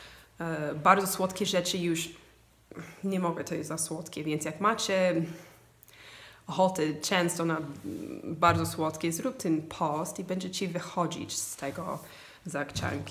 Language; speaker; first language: Polish; non-native, fluent; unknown